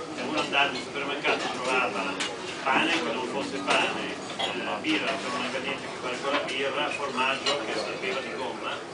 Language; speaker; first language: Italian; early bilingual, heritage; English